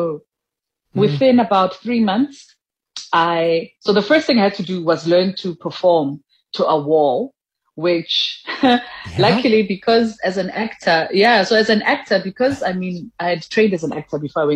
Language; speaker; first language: English; non-native, local second language; Tswana